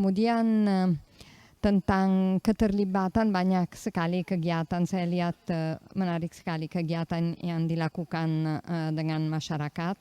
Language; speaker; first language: Indonesian; non-native, fluent; Italian